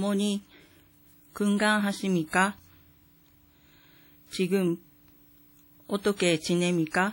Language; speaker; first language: Korean; non-native, learner; Japanese